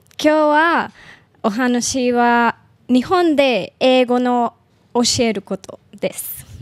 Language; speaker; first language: Japanese; non-native, learner; English